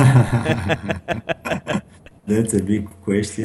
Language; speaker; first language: English; non-native, learner; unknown